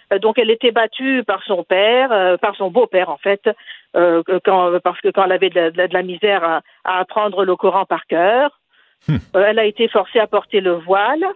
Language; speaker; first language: French; non-native, local second language; Arabic